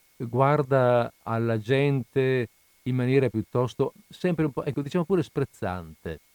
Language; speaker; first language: Italian; native; Italian